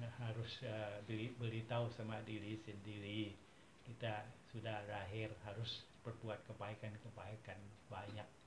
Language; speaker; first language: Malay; non-native, fluent; Thai